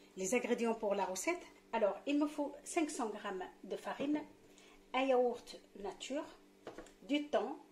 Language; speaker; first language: French; non-native, local second language; Arabic